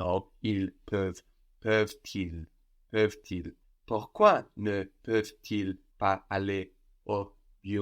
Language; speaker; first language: French; non-native, fluent; English